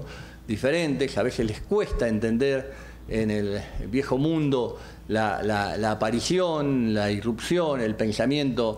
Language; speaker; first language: Spanish; native; Spanish